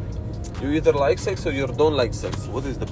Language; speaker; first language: English; non-native, learner; Russian